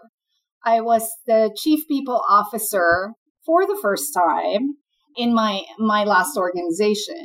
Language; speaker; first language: English; non-native, local second language; Filipino